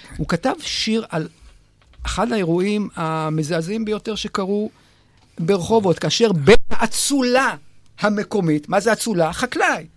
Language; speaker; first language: Hebrew; native; Hebrew